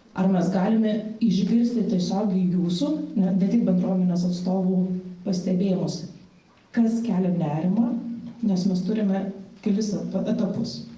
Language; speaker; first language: Lithuanian; non-native, local second language; Polish